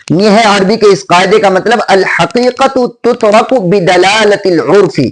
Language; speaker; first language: Urdu; native; Urdu